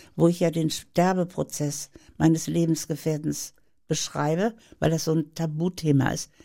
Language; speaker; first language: German; native; German